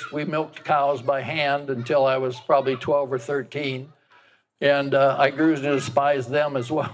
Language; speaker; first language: English; native; English